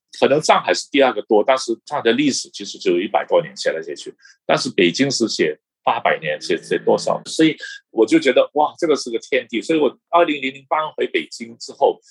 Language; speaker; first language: Chinese; non-native, local second language; Cantonese